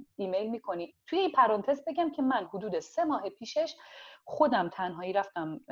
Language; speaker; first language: Persian; non-native, local second language; Azerbaijani